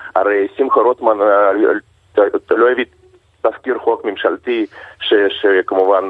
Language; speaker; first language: Hebrew; early bilingual, other home language; Russian